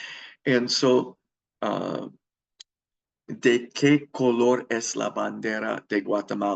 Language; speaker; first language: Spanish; non-native, fluent; English